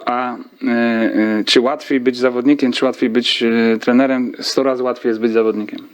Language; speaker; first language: Polish; native; Polish